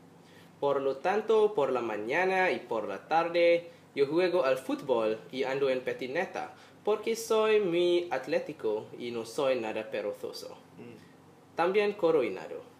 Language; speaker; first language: Spanish; non-native, learner; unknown